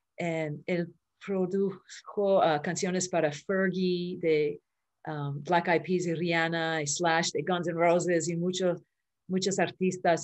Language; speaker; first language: Spanish; early bilingual, heritage; Spanish